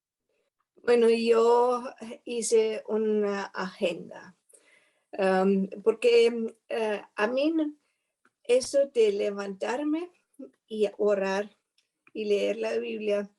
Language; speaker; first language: Spanish; non-native, fluent; German